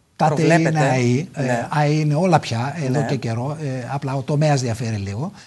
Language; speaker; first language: Greek; native; Greek